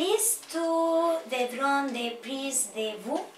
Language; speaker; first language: French; non-native, learner; English